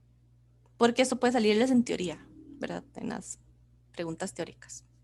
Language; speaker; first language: Spanish; native; Spanish